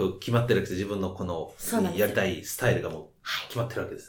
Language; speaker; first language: Japanese; native; Japanese